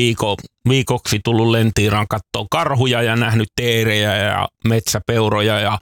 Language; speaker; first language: Finnish; native; Finnish